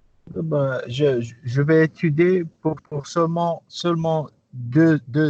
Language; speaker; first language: French; non-native, learner; English